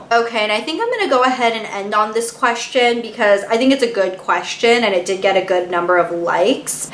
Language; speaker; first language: English; native; English